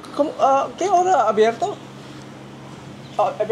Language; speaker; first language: Spanish; non-native, learner; English